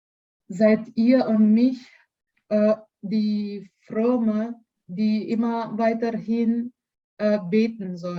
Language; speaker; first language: German; non-native, learner; Indonesian